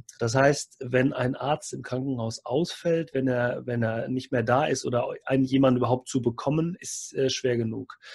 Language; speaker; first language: German; native; German